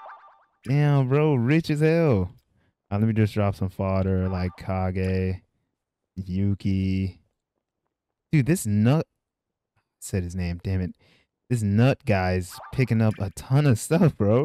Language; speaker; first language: English; native; English